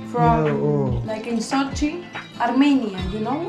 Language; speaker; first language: English; non-native, learner; Russian